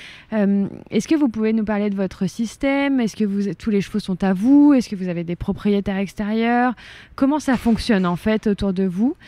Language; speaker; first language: French; native; French